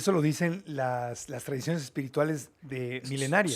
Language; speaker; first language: Spanish; native; Spanish